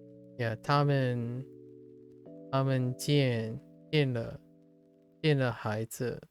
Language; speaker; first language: Chinese; non-native, learner; English